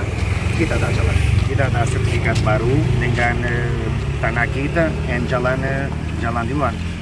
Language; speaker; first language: Indonesian; non-native, learner; English